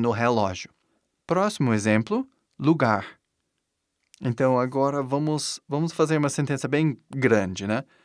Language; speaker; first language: Portuguese; non-native, fluent; English